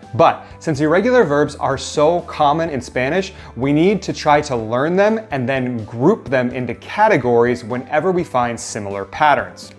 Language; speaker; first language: English; native; English